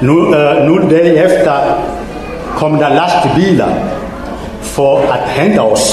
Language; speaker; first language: Danish; non-native, fluent; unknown